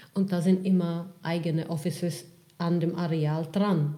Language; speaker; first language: German; non-native, fluent; Czech